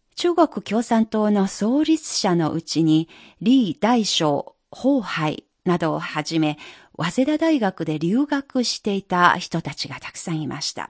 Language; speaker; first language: Japanese; non-native, fluent; Chinese